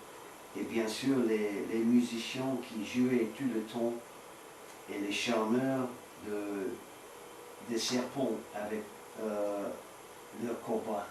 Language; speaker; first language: French; non-native, learner; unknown